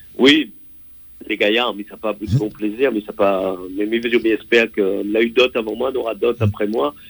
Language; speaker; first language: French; non-native, local second language; Réunion Creole French